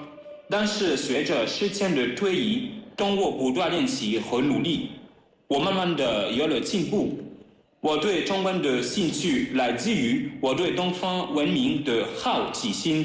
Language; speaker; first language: Chinese; non-native, learner; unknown